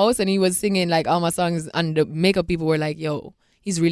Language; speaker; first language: English; non-native, local second language; Jamaican Creole English